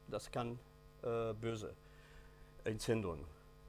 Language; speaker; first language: German; non-native, learner; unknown